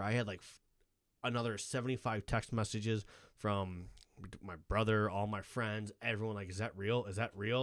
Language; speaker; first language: English; native; English